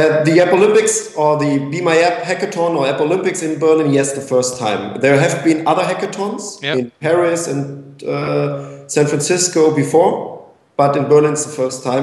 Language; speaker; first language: English; non-native, fluent; German